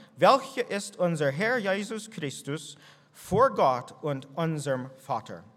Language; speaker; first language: German; non-native, learner; English